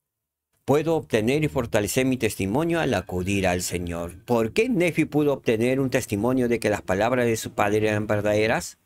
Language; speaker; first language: Spanish; native; Spanish